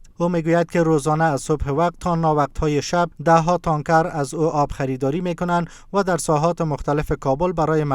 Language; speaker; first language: Persian; native; Persian